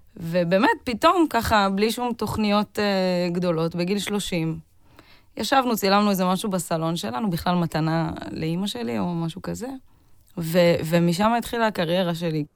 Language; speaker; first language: Hebrew; native; Hebrew